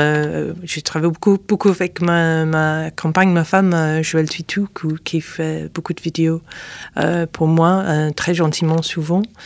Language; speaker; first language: French; non-native, fluent; English